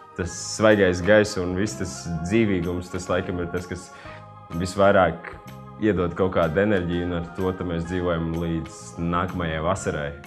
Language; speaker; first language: Latvian; native; Latvian